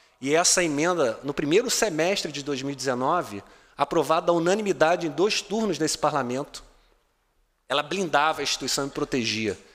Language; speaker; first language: Portuguese; native; Portuguese